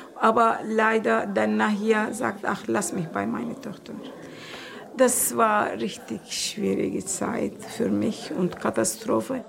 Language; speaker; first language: German; non-native, learner; Turkish